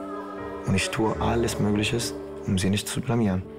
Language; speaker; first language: German; non-native, fluent; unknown